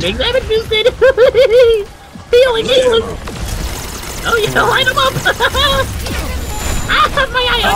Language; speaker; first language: English; native; English